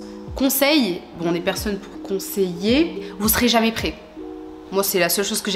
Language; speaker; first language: French; early bilingual, other home language; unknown